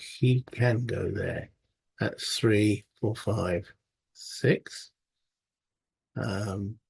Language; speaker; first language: English; native; English